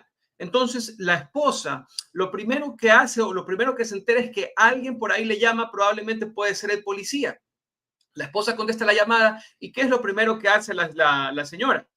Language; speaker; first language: Spanish; native; Spanish